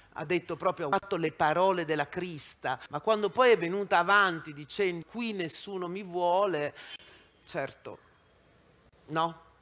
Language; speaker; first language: Italian; native; Italian